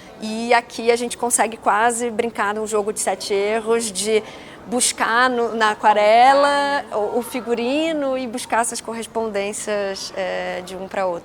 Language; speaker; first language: Portuguese; native; Portuguese